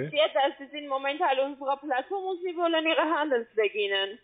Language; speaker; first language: German; non-native, fluent; French